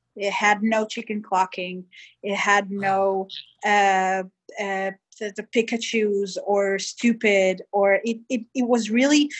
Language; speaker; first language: English; early bilingual, other home language; Hebrew